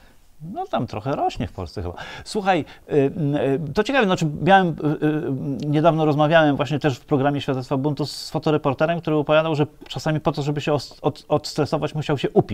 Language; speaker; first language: Polish; native; Polish